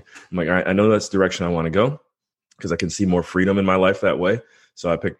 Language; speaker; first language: English; native; English